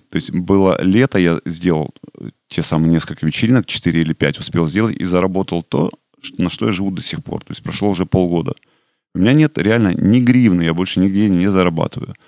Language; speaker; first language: Russian; native; Russian